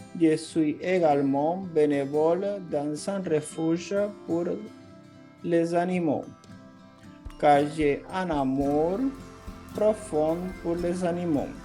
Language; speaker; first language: French; non-native, fluent; Spanish